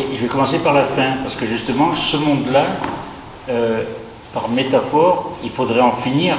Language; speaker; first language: French; native; French